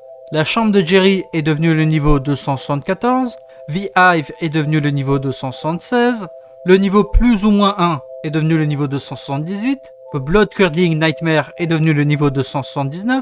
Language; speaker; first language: French; native; French